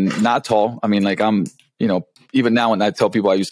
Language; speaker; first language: English; non-native, fluent; Slovenian